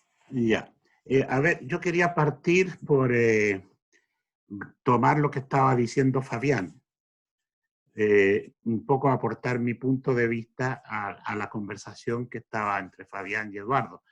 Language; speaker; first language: Spanish; native; Spanish